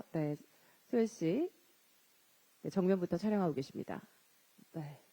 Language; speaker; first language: Korean; native; Korean